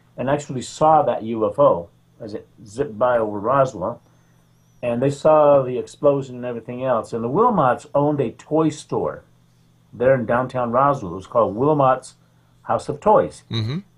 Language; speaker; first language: English; native; English